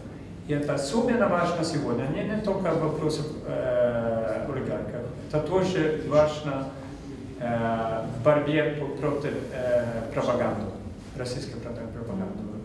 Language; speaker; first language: Russian; non-native, fluent; Swedish